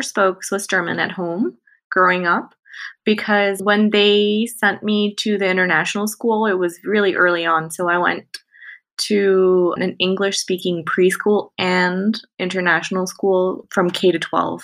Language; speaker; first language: English; non-native, fluent; Thai